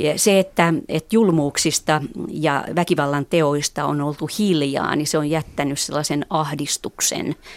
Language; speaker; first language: Finnish; native; Finnish